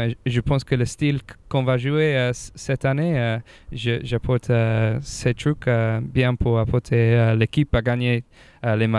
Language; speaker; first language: French; non-native, fluent; English